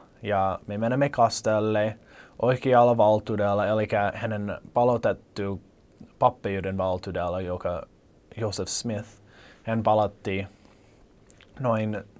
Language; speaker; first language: Finnish; non-native, learner; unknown